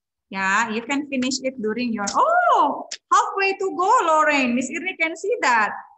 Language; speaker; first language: English; non-native, fluent; Indonesian